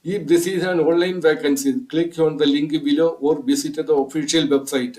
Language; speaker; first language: English; non-native, local second language; Malayalam